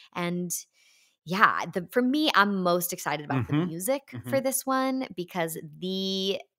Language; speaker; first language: English; native; English